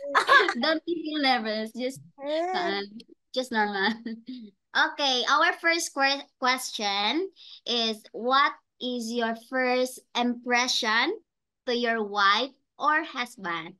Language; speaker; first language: English; non-native, learner; Cebuano